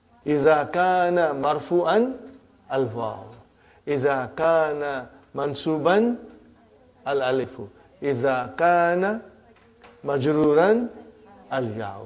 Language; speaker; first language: Arabic; non-native, fluent; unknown